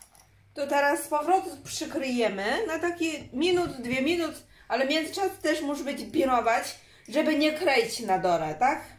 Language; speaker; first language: Polish; non-native, learner; Chinese